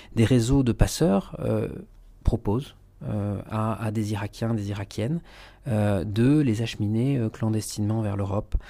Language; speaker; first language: French; native; French